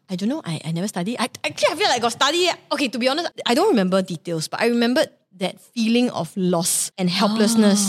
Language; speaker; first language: English; non-native, local second language; Chinese